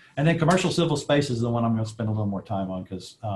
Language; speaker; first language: English; native; English